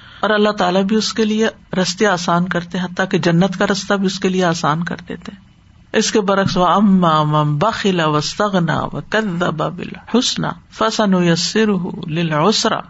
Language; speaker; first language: Urdu; native; Urdu